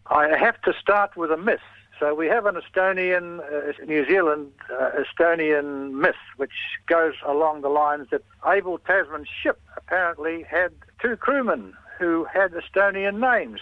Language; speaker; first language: English; early bilingual, other home language; Estonian